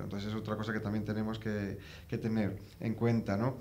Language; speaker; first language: Spanish; native; Spanish